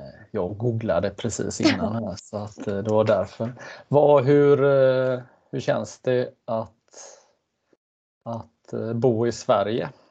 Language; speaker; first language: Swedish; native; Swedish